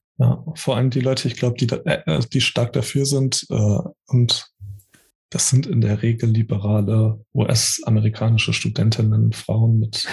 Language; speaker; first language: German; early bilingual, other home language; Portuguese